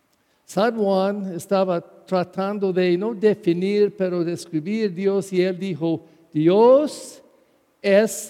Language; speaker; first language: Spanish; non-native, fluent; English